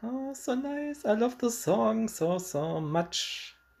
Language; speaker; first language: English; non-native, learner; German